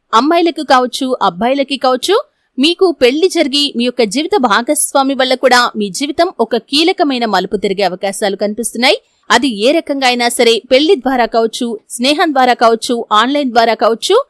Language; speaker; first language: Telugu; native; Telugu